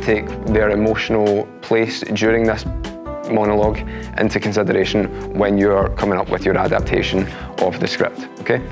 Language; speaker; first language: English; native; English